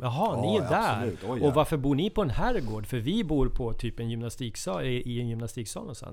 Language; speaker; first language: Swedish; native; Swedish